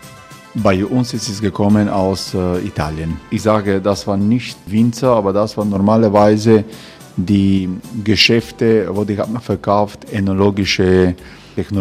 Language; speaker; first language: German; non-native, fluent; Croatian